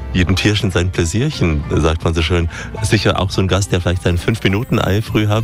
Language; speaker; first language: German; native; German